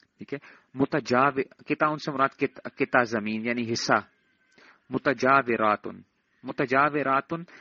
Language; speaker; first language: Urdu; native; Urdu